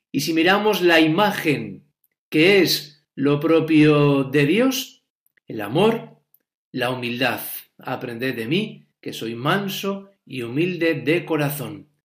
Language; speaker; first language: Spanish; native; Spanish